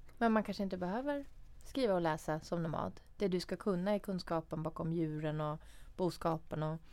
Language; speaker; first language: Swedish; early bilingual, other home language; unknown